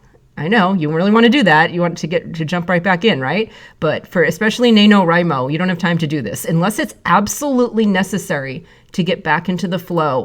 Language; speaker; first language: English; native; English